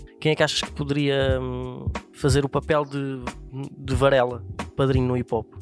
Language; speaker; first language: Portuguese; native; Portuguese